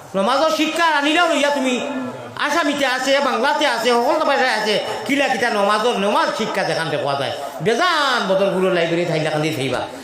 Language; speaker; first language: Bangla; native; Bangla